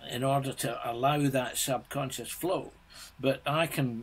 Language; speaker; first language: English; native; English